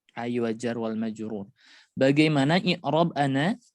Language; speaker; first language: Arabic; non-native, fluent; Indonesian